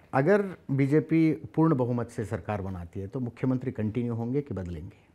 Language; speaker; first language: Hindi; non-native, local second language; Kannada